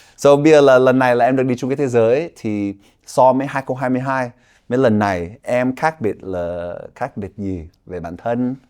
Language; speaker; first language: Vietnamese; early bilingual, heritage; Vietnamese